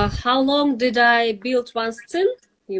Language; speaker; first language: English; non-native, fluent; Russian